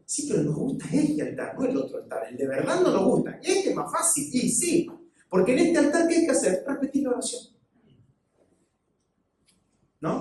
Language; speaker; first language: Spanish; native; Spanish